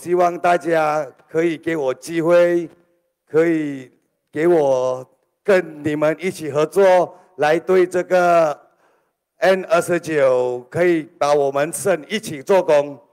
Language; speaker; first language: Chinese; non-native, local second language; Malay